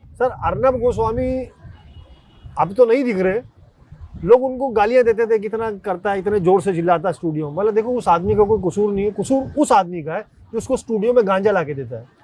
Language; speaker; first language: Hindi; native; Hindi